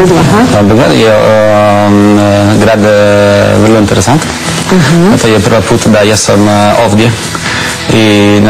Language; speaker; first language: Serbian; non-native, learner; Italian